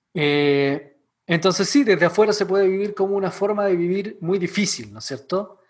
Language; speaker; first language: Spanish; native; Spanish